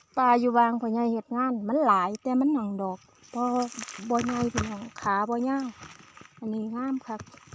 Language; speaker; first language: Thai; native; Thai